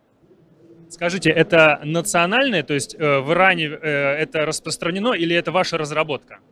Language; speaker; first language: Russian; native; Russian